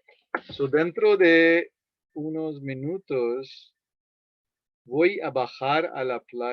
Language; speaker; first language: Spanish; non-native, fluent; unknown